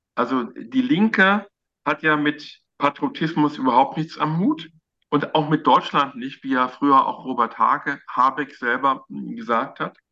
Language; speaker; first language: German; native; German